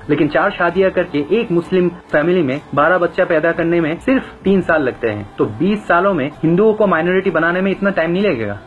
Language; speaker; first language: Hindi; non-native, fluent; Bangla